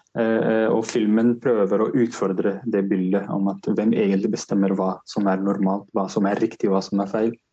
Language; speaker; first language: Norwegian; non-native, fluent; Arabic